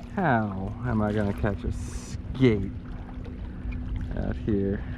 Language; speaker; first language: English; native; English